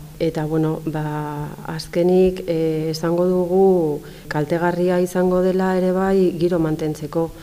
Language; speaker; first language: Basque; non-native, local second language; Spanish